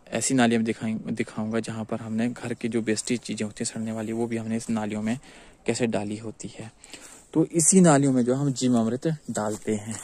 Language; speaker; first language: Hindi; native; Hindi